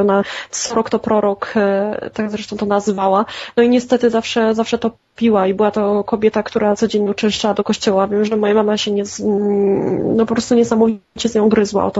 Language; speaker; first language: Polish; native; Polish